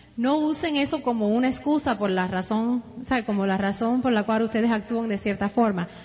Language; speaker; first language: Spanish; early bilingual, heritage; Spanish